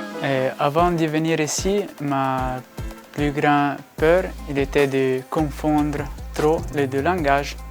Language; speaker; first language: French; non-native, local second language; Italian